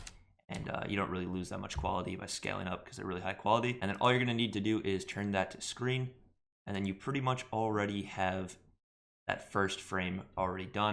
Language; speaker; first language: English; native; English